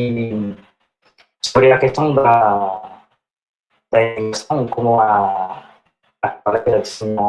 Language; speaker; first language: Portuguese; non-native, fluent; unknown